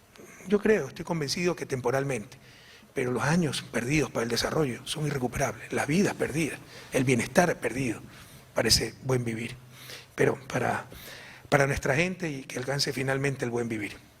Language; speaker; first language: Spanish; native; Spanish